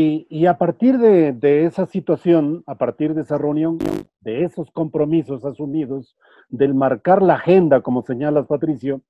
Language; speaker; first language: Spanish; native; Spanish